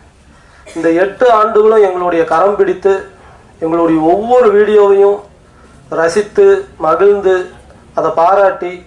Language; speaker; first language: Tamil; native; Tamil